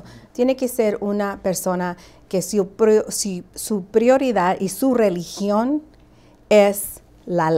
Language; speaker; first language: Spanish; early bilingual, heritage; Spanish